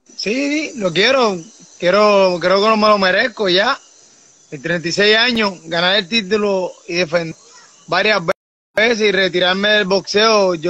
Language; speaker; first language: Spanish; native; Spanish